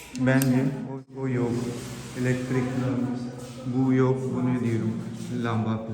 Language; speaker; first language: Turkish; non-native, learner; Urdu